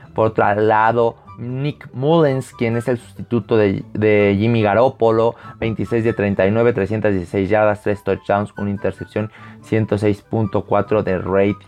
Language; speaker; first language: Spanish; native; Spanish